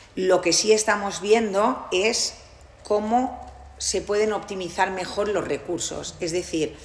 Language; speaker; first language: Spanish; non-native, local second language; Catalan